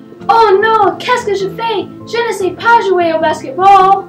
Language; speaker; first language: French; non-native, learner; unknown